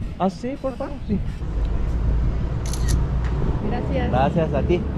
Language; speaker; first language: Spanish; non-native, learner; Korean